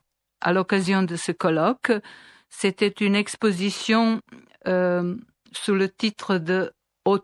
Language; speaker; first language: French; non-native, fluent; Serbian